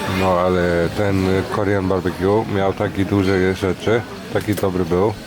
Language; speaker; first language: Polish; non-native, learner; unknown